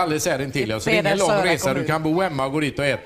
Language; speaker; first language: Swedish; native; Swedish